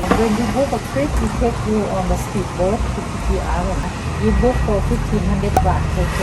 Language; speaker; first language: English; non-native, learner; Thai